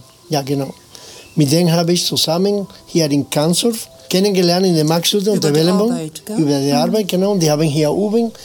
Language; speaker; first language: German; non-native, fluent; Spanish